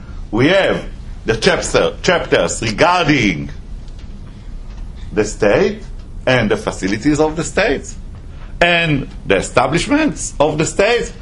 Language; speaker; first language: English; non-native, fluent; Hebrew